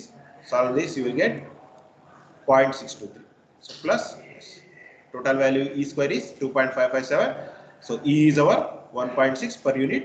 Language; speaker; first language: English; non-native, local second language; Kannada